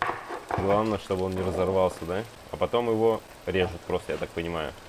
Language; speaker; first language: Russian; native; Russian